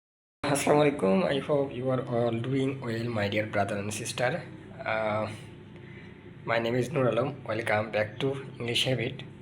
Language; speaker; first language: English; non-native, learner; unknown